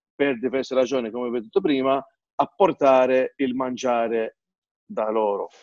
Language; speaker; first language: Italian; non-native, fluent; Maltese